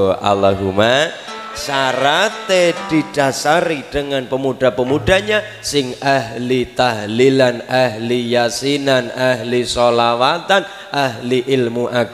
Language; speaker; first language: Indonesian; non-native, local second language; Javanese